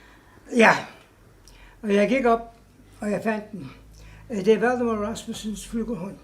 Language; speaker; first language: Danish; non-native, fluent; English